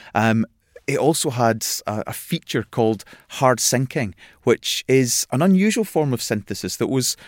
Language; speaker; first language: English; native; English